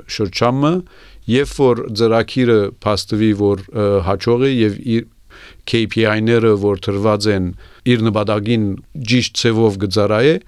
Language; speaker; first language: Armenian; early bilingual, heritage; Armenian